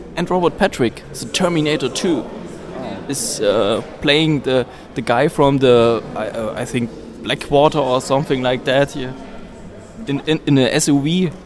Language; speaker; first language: English; non-native, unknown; German